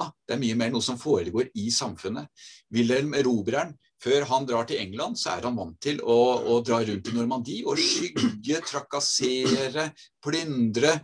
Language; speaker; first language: Norwegian; native; Norwegian